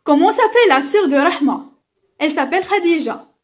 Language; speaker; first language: French; non-native, local second language; Arabic